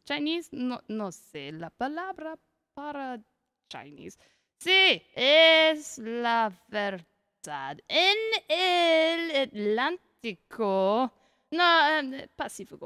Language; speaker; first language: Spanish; non-native, learner; English